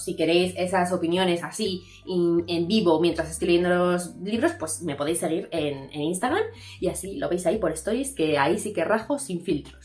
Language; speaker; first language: Spanish; native; Spanish